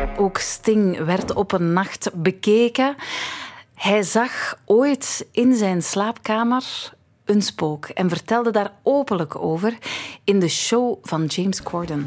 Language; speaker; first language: Dutch; native; Dutch